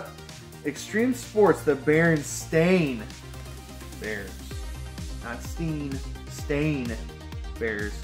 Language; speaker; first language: English; native; English